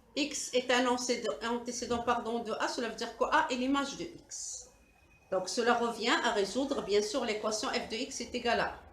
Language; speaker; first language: French; non-native, local second language; Arabic